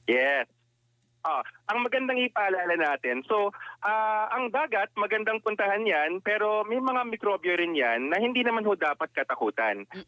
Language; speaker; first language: Filipino; non-native, local second language; Iloko